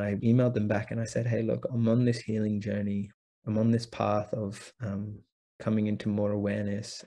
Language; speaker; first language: English; native; English